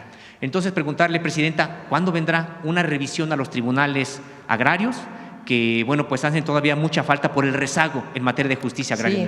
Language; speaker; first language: Spanish; native; Spanish